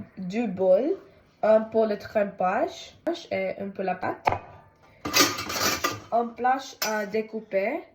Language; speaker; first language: French; non-native, learner; Tamil